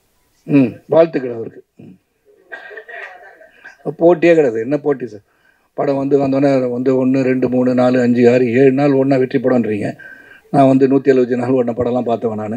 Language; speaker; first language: Tamil; native; Tamil